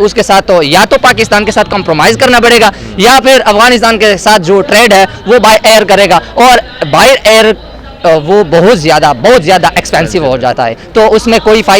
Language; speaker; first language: Hindi; non-native, local second language; Pashto